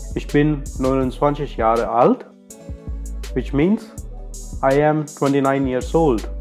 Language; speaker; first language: German; non-native, local second language; Hindi